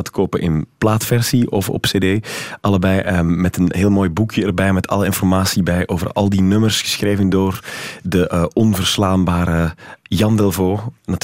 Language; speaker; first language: Dutch; native; Dutch